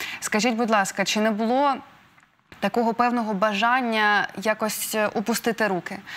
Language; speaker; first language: Ukrainian; native; Ukrainian